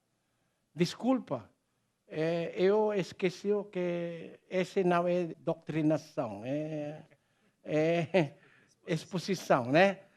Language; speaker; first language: Portuguese; non-native, learner; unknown